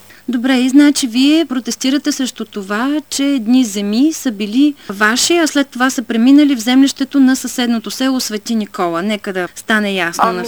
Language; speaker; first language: Bulgarian; native; Bulgarian